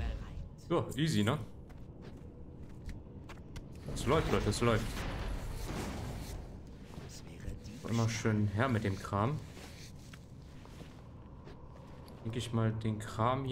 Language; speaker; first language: German; native; German